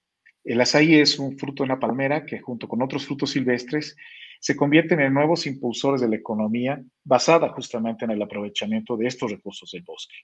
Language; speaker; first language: Spanish; native; Spanish